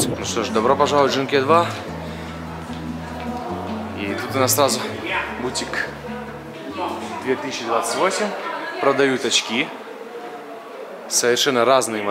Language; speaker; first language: Russian; native; Russian